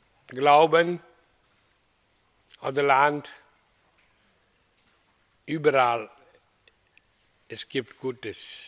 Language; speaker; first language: German; non-native, learner; Hindi